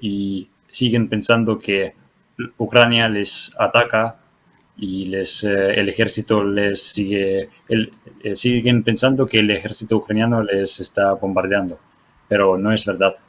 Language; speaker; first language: Spanish; non-native, fluent; Ukrainian